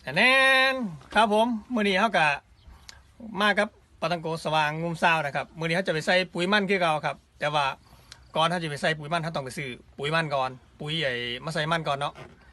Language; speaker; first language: Thai; non-native, local second language; Northeastern Thai